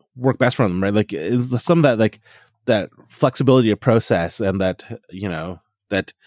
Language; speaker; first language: English; native; English